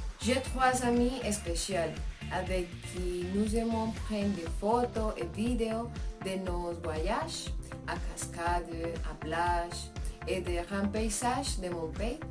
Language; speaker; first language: French; non-native, learner; Spanish